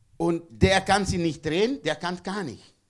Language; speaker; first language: German; non-native, learner; Spanish